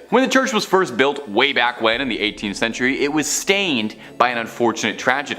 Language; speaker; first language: English; native; English